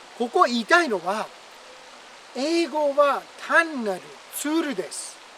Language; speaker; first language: Japanese; non-native, fluent; Persian